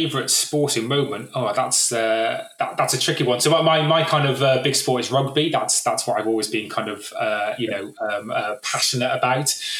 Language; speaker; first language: English; native; English